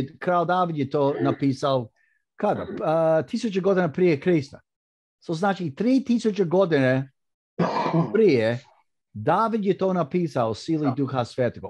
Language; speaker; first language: Croatian; early bilingual, heritage; Croatian